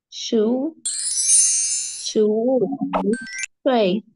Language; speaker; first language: Chinese; non-native, learner; Vietnamese